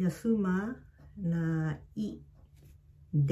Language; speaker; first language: Japanese; non-native, fluent; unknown